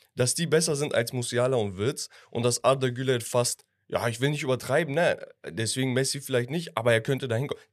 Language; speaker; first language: German; early bilingual, other home language; Turkish